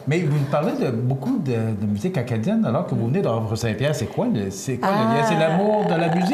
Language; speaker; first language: French; native; French